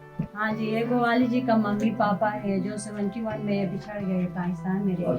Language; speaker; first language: Hindi; non-native, local second language; Balti